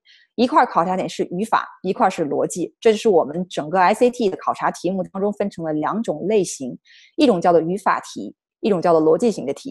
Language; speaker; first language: Chinese; native; Chinese